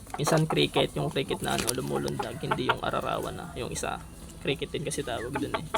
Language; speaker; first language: Filipino; non-native, local second language; Iloko